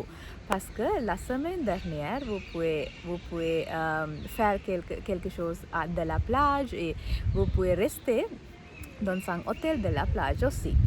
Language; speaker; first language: French; non-native, learner; Sinhala